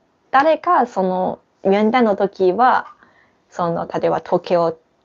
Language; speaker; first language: Japanese; non-native, fluent; Chinese